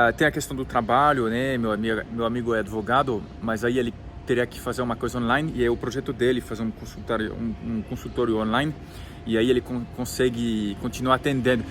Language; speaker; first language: Portuguese; non-native, fluent; French